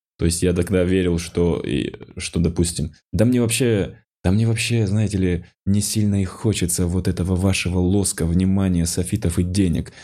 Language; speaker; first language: Russian; non-native, local second language; Ossetic